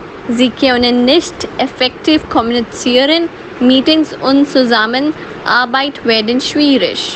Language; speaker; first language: German; non-native, fluent; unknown